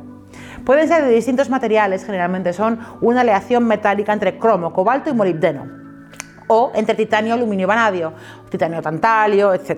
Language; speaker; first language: Spanish; native; Spanish